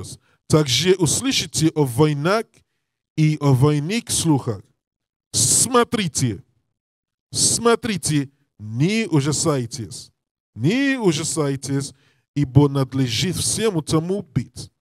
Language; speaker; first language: Russian; non-native, learner; English